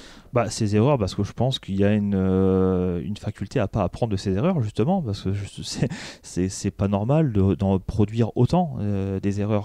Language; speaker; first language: French; native; French